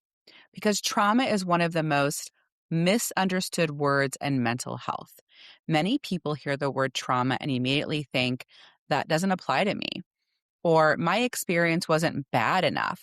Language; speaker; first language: English; native; English